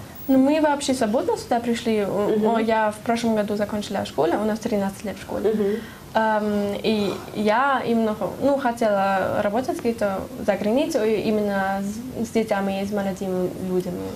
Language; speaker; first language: Russian; non-native, learner; German